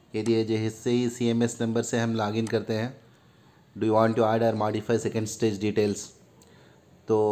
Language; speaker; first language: Hindi; non-native, local second language; Urdu